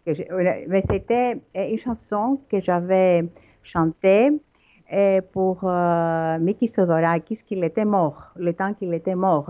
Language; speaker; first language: French; non-native, learner; Greek